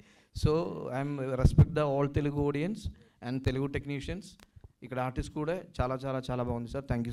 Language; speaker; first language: Telugu; non-native, learner; Malayalam